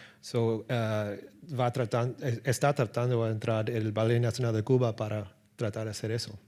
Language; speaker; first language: Spanish; early bilingual, heritage; English